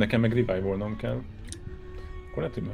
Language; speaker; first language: Hungarian; native; Hungarian